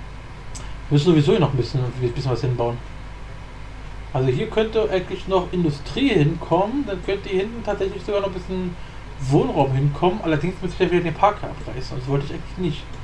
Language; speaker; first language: German; native; German